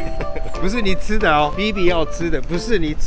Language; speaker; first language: Chinese; non-native, fluent; Japanese